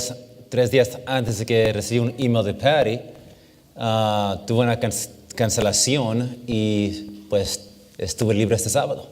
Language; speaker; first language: Spanish; early bilingual, heritage; English